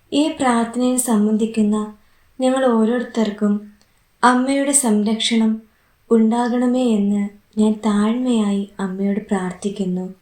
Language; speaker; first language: Malayalam; native; Malayalam